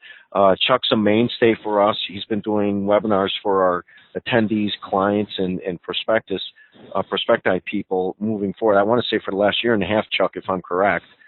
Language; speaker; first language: English; native; English